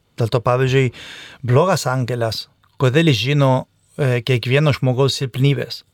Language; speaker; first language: Lithuanian; non-native, fluent; Spanish